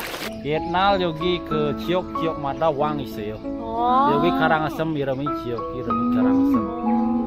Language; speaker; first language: Korean; non-native, learner; Indonesian